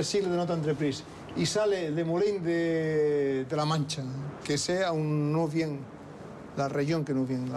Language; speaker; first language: French; non-native, learner; Spanish